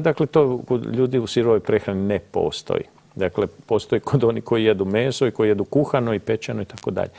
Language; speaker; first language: Croatian; native; Croatian